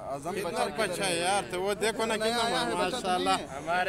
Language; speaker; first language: Hindi; non-native, learner; Pashto